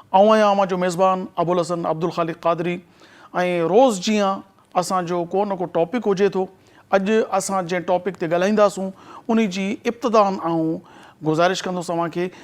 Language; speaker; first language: Sindhi; native; Sindhi